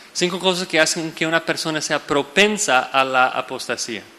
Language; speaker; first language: Spanish; non-native, fluent; English